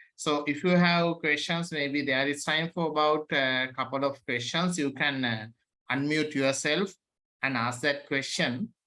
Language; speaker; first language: English; non-native, local second language; Sinhala